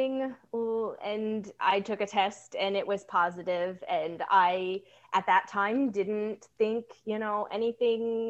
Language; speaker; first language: English; native; English